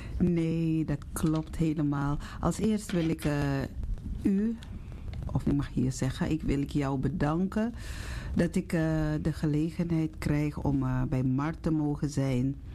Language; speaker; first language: Dutch; native; Dutch